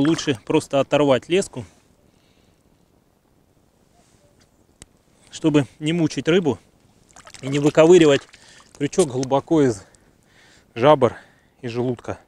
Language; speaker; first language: Russian; native; Russian